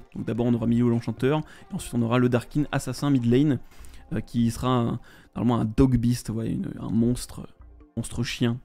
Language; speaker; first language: French; native; French